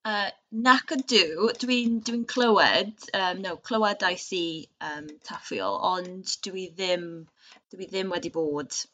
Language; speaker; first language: Welsh; non-native, local second language; English